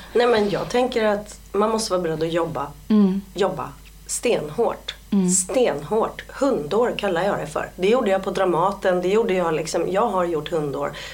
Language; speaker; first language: Swedish; native; Swedish